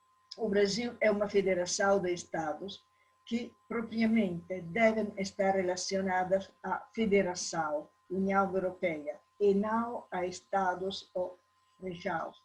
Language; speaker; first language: Portuguese; non-native, learner; Italian